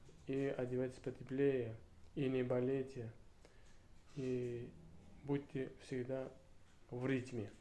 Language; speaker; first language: Russian; non-native, learner; Uzbek